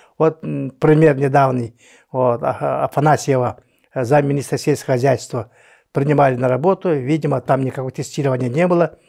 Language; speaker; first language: Russian; non-native, local second language; Yakut